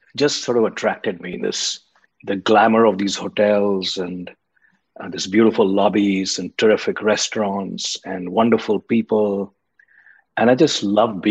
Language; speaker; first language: English; non-native, local second language; Hindi